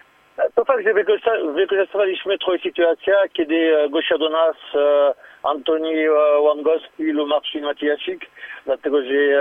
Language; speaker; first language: Polish; non-native, learner; French